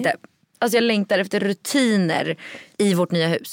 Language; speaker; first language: Swedish; native; Swedish